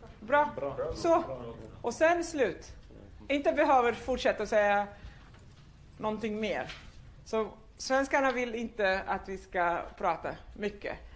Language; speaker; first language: Swedish; non-native, fluent; Arabic